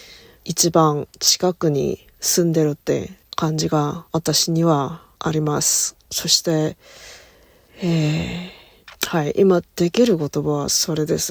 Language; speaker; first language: Japanese; non-native, learner; Korean